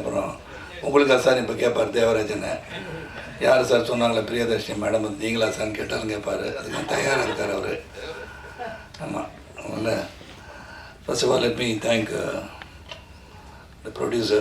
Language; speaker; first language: Tamil; native; Tamil